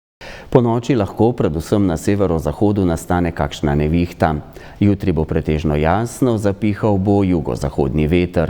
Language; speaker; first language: Slovenian; native; Slovenian